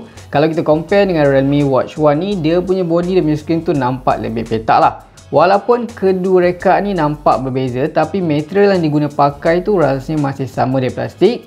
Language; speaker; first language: Malay; native; Malay